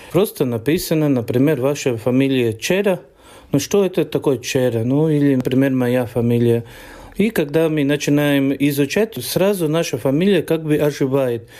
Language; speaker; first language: Russian; non-native, fluent; Latvian